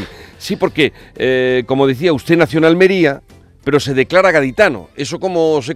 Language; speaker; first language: Spanish; native; Spanish